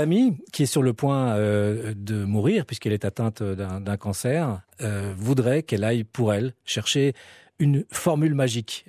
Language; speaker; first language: French; native; French